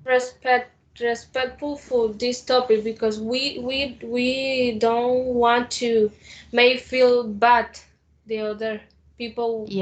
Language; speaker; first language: English; non-native, learner; Spanish